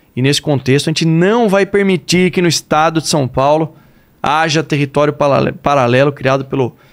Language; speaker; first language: Portuguese; native; Portuguese